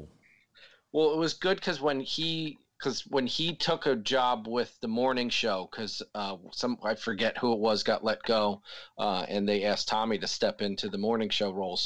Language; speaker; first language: English; native; English